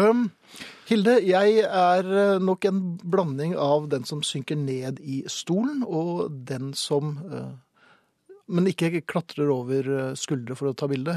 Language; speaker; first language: Norwegian; native; Norwegian